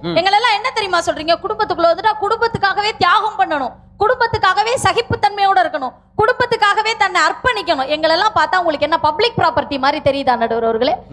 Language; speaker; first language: Tamil; native; Tamil